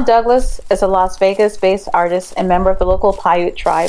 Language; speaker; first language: English; non-native, local second language; Jamaican Creole English